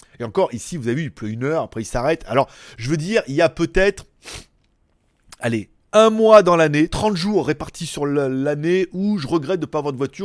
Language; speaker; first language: French; native; French